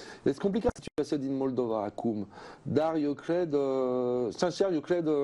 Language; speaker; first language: Romanian; non-native, learner; French